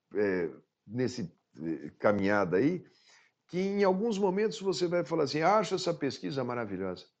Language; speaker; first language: Portuguese; native; Portuguese